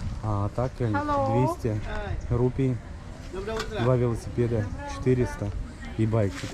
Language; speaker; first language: Russian; native; Russian